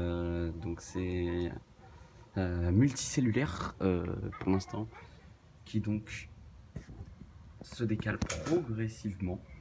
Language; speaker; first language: French; native; French